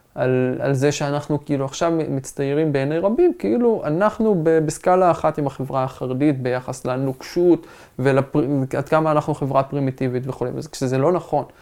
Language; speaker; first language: Hebrew; non-native, local second language; Arabic